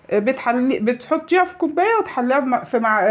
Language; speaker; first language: Arabic; native; Arabic